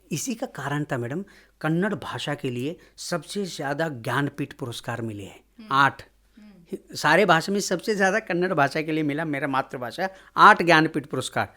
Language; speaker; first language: Hindi; non-native, local second language; Kannada